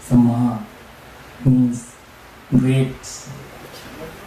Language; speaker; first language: English; non-native, learner; Sinhala